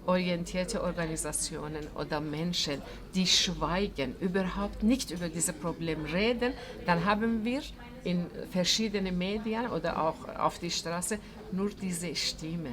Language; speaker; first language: German; non-native, fluent; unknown